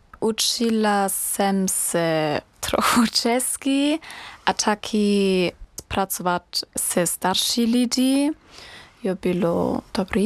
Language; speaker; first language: Czech; non-native, learner; German